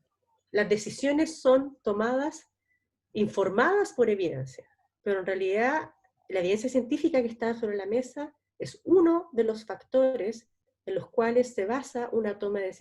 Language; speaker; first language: Spanish; native; Spanish